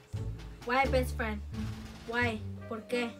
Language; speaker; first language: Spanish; early bilingual, heritage; Spanish